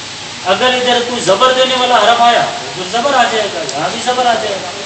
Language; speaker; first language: Hindi; native; Hindi